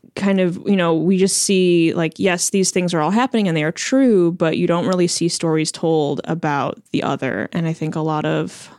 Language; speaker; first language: English; early bilingual, other home language; Chinese